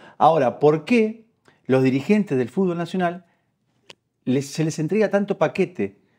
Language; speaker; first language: Spanish; native; Spanish